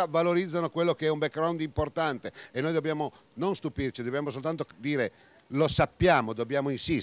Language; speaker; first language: Italian; native; Italian